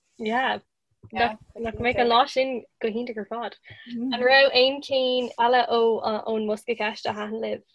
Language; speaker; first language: Irish; non-native, local second language; English